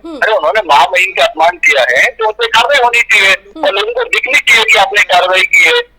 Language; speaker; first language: Hindi; native; Hindi